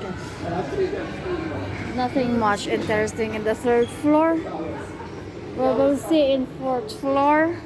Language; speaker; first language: English; non-native, fluent; Filipino